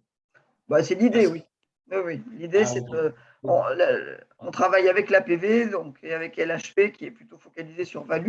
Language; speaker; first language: French; native; French